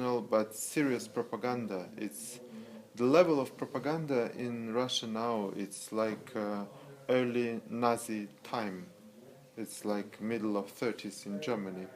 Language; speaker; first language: English; non-native, learner; Russian